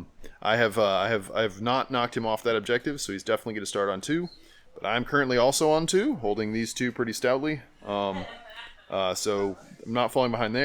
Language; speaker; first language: English; native; English